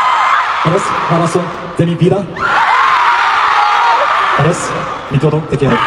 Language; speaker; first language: Spanish; non-native, learner; Korean